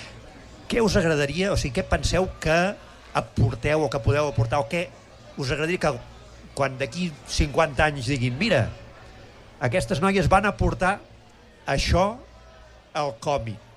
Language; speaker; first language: Catalan; native; Catalan